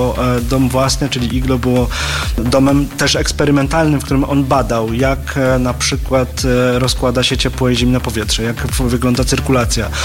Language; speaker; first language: Polish; native; Polish